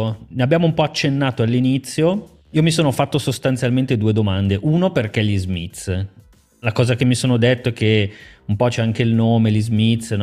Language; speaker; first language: Italian; native; Italian